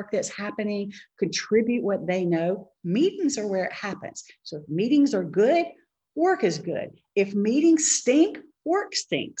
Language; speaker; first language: English; native; English